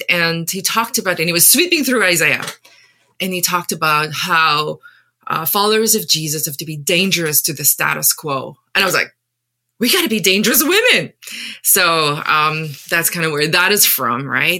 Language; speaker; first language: English; non-native, local second language; Afrikaans